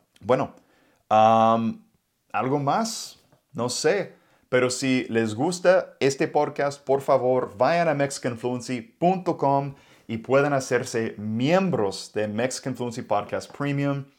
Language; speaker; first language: Spanish; non-native, fluent; English